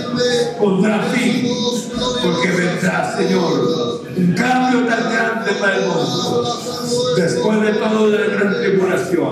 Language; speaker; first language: Spanish; native; Spanish